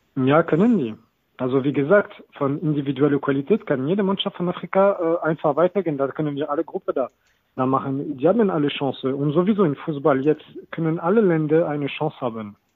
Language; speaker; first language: German; non-native, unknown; French